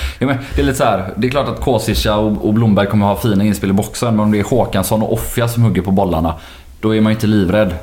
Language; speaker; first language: Swedish; native; Swedish